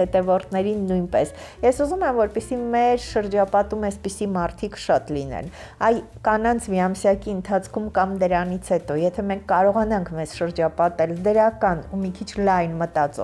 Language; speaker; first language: Armenian; native; Armenian